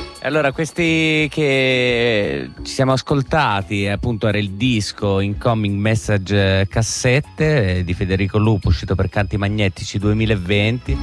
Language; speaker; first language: Italian; native; Italian